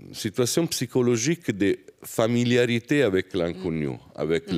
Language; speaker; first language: French; non-native, fluent; Italian